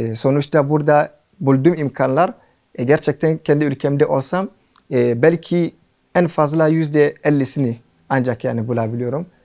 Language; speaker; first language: Turkish; non-native, fluent; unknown